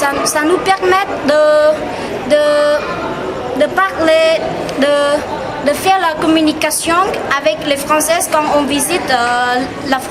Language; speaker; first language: French; non-native, learner; Khmer